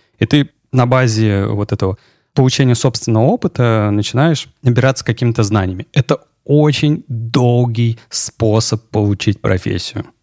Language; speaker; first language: Russian; native; Russian